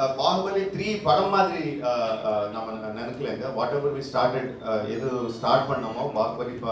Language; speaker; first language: Tamil; non-native, local second language; Telugu